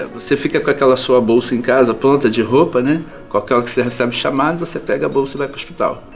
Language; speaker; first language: Portuguese; native; Portuguese